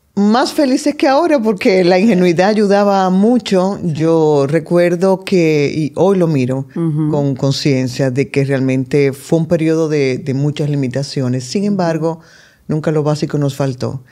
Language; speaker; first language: Spanish; native; Spanish